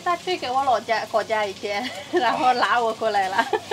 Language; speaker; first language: Chinese; non-native, fluent; Indonesian